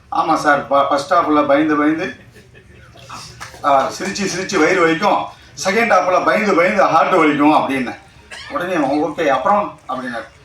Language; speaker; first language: Tamil; native; Tamil